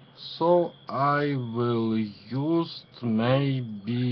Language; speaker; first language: English; non-native, learner; Ukrainian